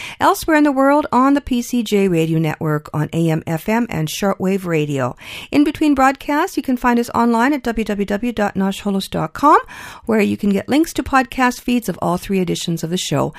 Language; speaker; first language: English; early bilingual, other home language; Ukrainian